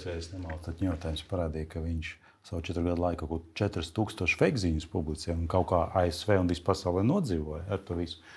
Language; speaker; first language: Latvian; non-native, local second language; Russian